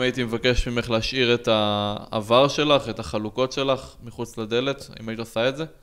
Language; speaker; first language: Hebrew; native; Hebrew